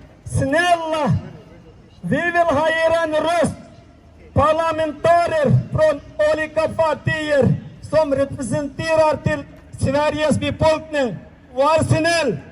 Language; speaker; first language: Swedish; non-native, learner; Uyghur